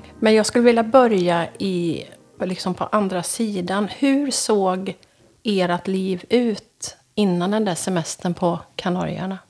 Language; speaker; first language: Swedish; native; Swedish